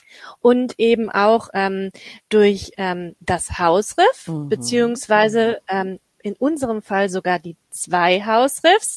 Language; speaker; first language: German; native; German